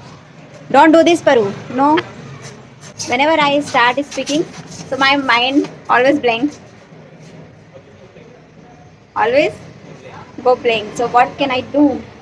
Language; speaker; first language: English; non-native, learner; Hindi